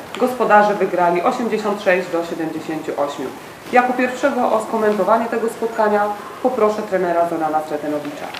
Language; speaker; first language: Polish; native; Polish